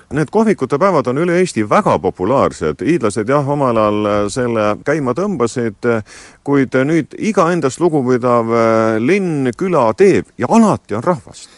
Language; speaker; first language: Estonian; native; Estonian